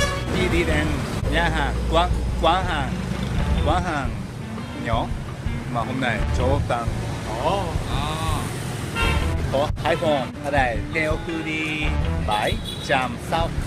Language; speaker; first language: Vietnamese; non-native, learner; Japanese